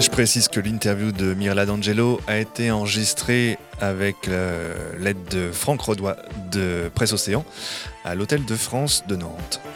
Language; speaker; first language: French; native; French